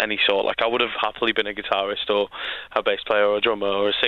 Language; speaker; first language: English; native; English